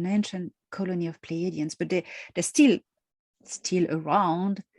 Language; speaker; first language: English; non-native, fluent; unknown